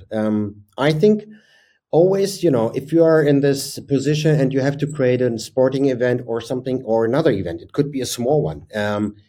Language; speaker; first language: English; non-native, fluent; German